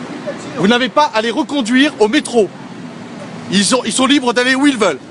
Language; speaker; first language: French; native; French